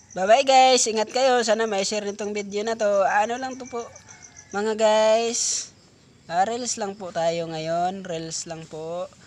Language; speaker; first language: Filipino; non-native, local second language; Cebuano